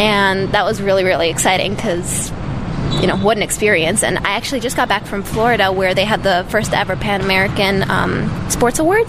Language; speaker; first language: English; early bilingual, other home language; Russian